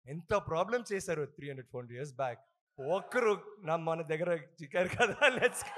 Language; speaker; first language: Telugu; non-native, local second language; Tamil